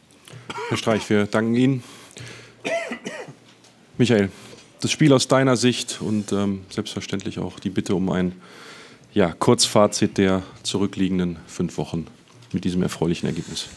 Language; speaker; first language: German; native; German